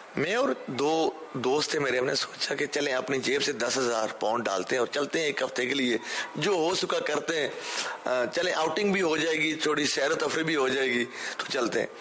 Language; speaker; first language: Urdu; early bilingual, heritage; Urdu